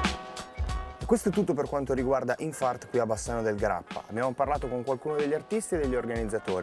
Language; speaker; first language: Italian; native; Italian